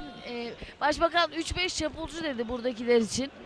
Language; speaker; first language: Turkish; native; Turkish